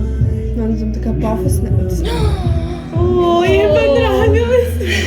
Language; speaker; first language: Russian; native; Russian